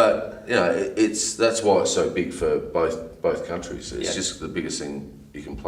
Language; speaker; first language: English; native; English